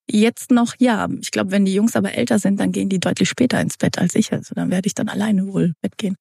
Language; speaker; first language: German; early bilingual, other home language; Romanian